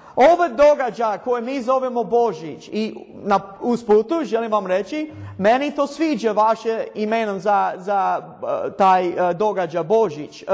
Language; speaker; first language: Croatian; non-native, learner; English